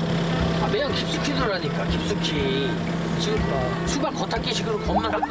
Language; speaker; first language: Korean; native; Korean